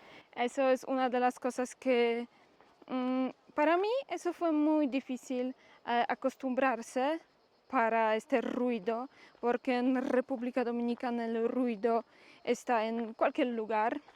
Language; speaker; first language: Spanish; non-native, learner; Polish